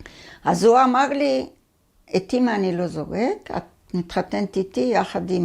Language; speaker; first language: Hebrew; early bilingual, other home language; Arabic